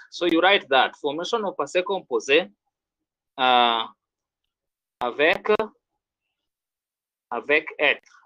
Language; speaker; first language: French; non-native, fluent; Swahili